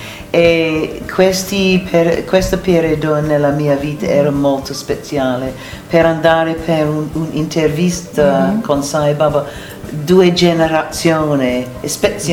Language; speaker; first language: Italian; non-native, learner; English